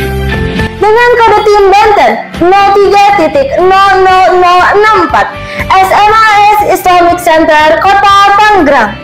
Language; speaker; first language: Indonesian; native; Indonesian